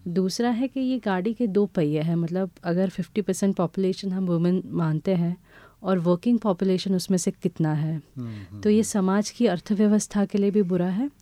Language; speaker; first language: Hindi; non-native, local second language; Gujarati